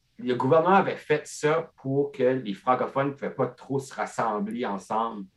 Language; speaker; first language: French; non-native, local second language; English